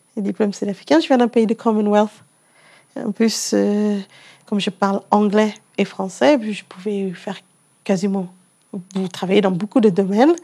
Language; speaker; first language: French; non-native, fluent; English